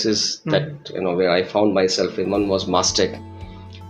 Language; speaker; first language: English; non-native, local second language; Gujarati